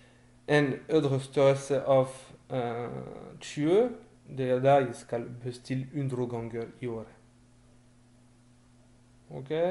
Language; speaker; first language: Norwegian; non-native, fluent; French